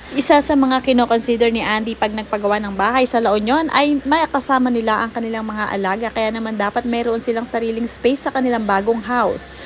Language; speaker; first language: Filipino; native; Filipino